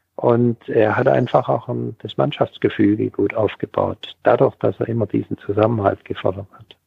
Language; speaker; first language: German; native; German